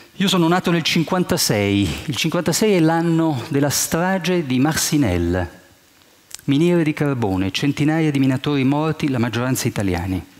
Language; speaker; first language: Italian; early bilingual, heritage; Italian